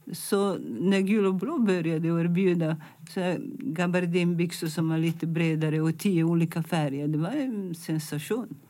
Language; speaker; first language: Swedish; non-native, fluent; Italian